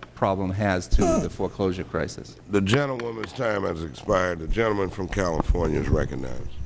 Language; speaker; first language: English; native; English